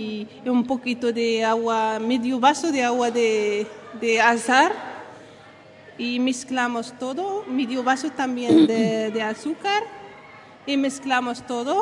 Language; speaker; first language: Spanish; non-native, learner; Arabic